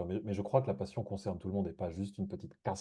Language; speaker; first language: French; native; French